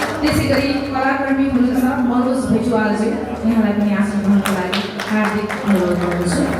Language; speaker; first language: Nepali; native; Nepali